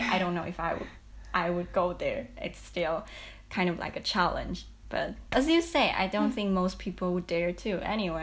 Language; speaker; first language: English; non-native, fluent; Chinese